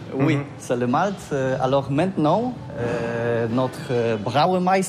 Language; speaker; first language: French; non-native, learner; Polish